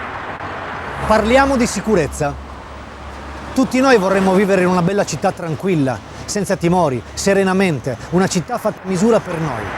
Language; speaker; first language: Italian; native; Italian